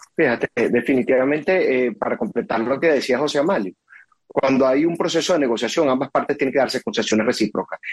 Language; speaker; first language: Spanish; native; Spanish